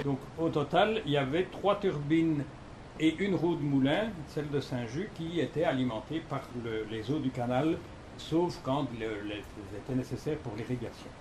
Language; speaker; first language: French; native; French